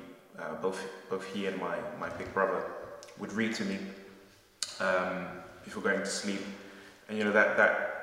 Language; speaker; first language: English; native; English